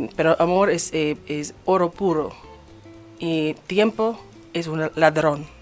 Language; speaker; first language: Spanish; non-native, learner; English